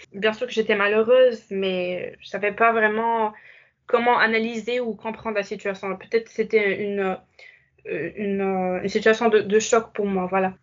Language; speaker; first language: French; non-native, local second language; Arabic